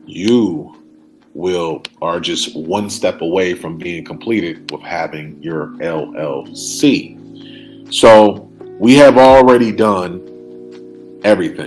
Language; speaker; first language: English; native; English